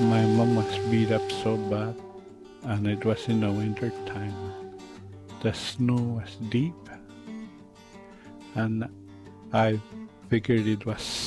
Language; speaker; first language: English; non-native, fluent; Cree